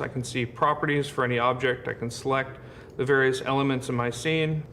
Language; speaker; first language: English; native; English